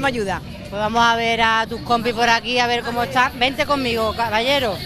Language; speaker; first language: Spanish; native; Spanish